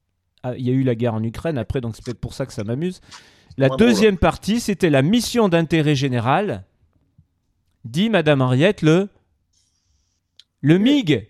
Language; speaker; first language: French; native; French